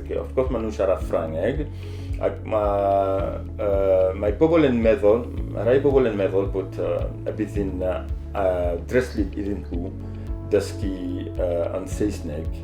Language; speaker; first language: Welsh; non-native, fluent; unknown